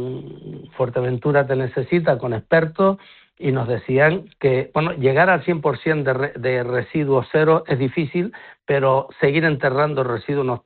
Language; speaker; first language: Spanish; native; Spanish